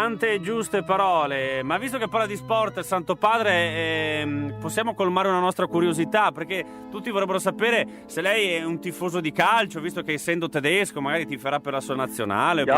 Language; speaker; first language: Italian; native; Italian